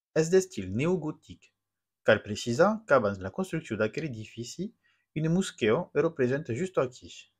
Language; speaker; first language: Occitan; non-native, local second language; French